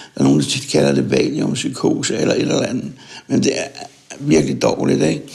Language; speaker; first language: Danish; native; Danish